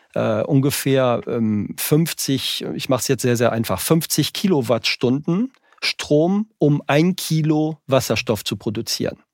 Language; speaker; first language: German; non-native, fluent; French